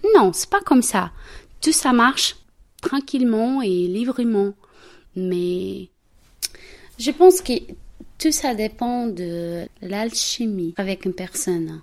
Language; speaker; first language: French; non-native, learner; Portuguese